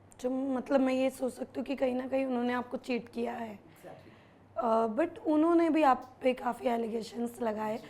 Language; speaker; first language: Hindi; native; Hindi